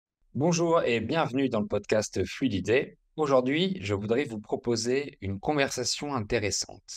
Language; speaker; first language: French; native; French